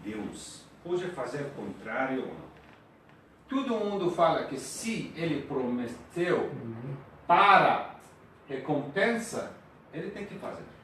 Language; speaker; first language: Portuguese; non-native, fluent; Persian